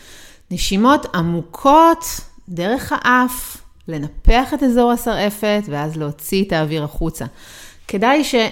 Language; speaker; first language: Hebrew; native; Hebrew